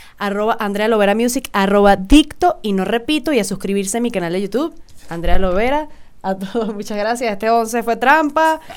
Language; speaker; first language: Spanish; native; Spanish